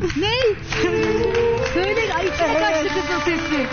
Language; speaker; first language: Turkish; native; Turkish